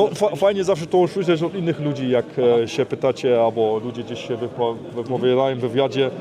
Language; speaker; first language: Polish; early bilingual, heritage; Polish